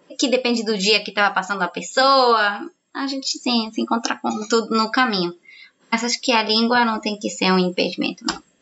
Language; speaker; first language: Portuguese; non-native, fluent; Spanish